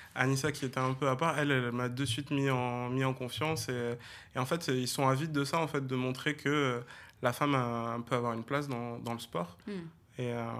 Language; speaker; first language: French; native; French